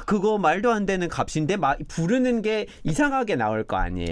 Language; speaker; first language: Korean; non-native, fluent; English